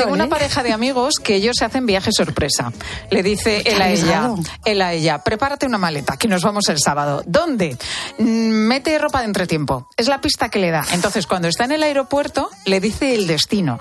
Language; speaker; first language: Spanish; native; Spanish